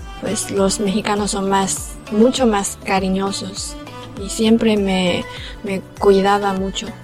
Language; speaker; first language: Spanish; non-native, fluent; Chinese